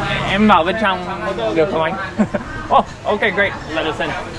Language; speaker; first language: Vietnamese; non-native, fluent; English